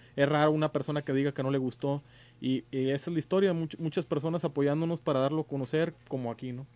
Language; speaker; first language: Spanish; native; Spanish